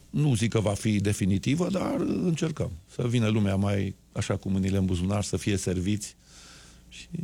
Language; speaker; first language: Romanian; native; Romanian